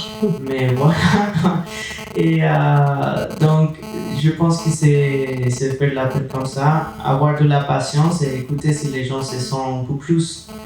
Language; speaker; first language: French; non-native, fluent; Spanish